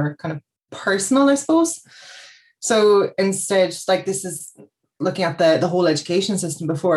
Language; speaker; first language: English; native; English